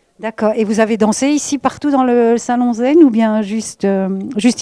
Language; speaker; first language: French; native; French